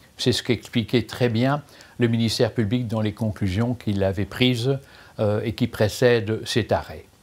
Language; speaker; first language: French; native; French